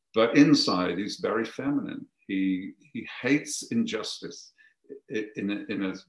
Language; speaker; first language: English; native; English